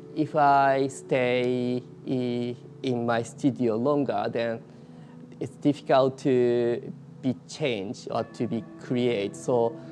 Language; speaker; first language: English; non-native, learner; Japanese